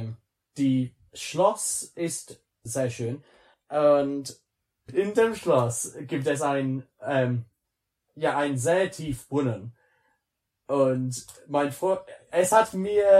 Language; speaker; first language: German; non-native, learner; English